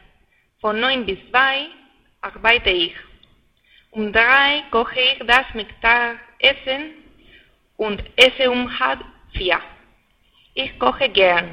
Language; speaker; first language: German; non-native, learner; Spanish